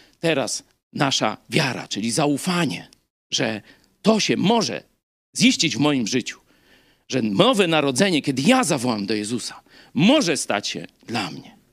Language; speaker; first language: Polish; native; Polish